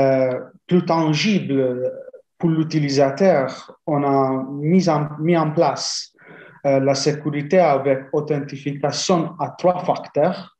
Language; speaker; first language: French; non-native, fluent; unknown